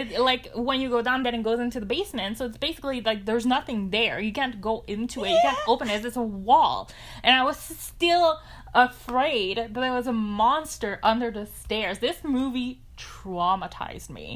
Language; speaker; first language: English; non-native, fluent; French